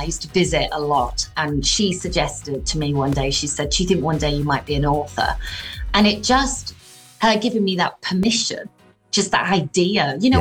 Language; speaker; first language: English; native; English